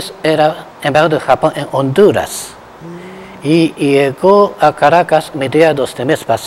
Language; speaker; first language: Spanish; non-native, fluent; Japanese